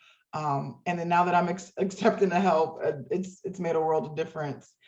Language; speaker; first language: English; native; English